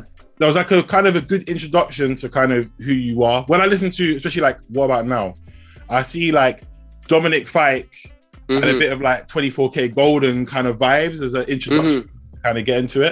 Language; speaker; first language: English; native; English